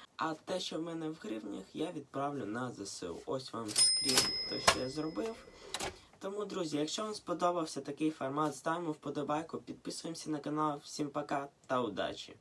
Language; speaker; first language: Ukrainian; non-native, local second language; Russian